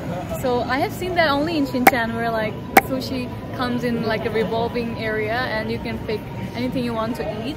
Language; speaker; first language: English; non-native, local second language; Assamese